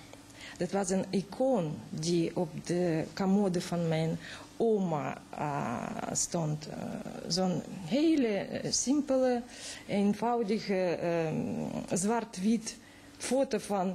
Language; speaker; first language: Dutch; non-native, fluent; Russian